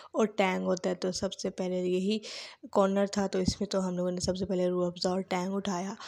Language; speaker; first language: Hindi; native; Hindi